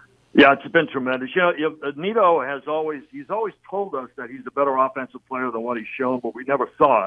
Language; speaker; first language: English; native; English